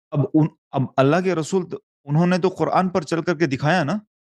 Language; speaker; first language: Hindi; early bilingual, heritage; Urdu